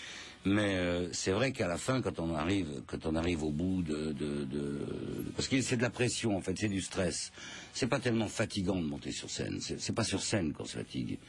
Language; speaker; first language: French; native; French